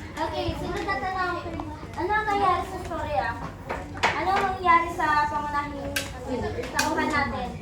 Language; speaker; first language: Filipino; non-native, local second language; Cebuano